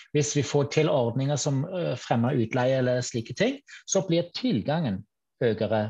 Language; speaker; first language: Norwegian; non-native, fluent; German